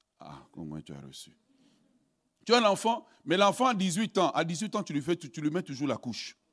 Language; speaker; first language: French; early bilingual, other home language; Lingala